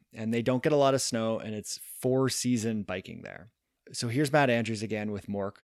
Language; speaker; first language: English; native; English